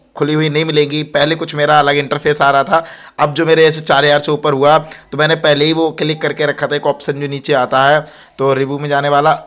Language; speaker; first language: Hindi; native; Hindi